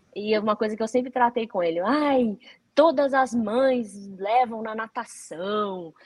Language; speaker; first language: Portuguese; early bilingual, other home language; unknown